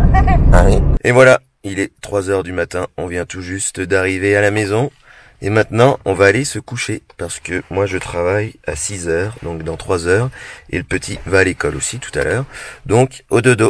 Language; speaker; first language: French; native; French